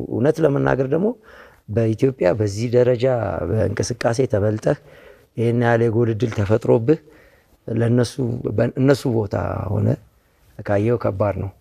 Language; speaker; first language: Amharic; native; Amharic